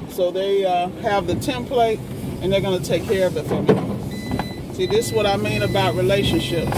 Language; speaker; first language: English; native; English